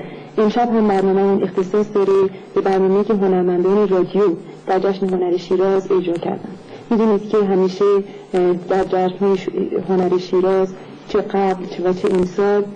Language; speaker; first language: Persian; native; Persian